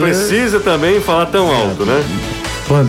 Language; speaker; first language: Portuguese; native; Portuguese